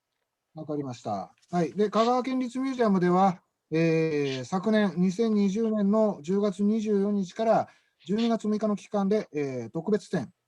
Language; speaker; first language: Japanese; native; Japanese